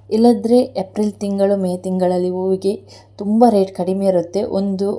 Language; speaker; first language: Kannada; non-native, local second language; Tulu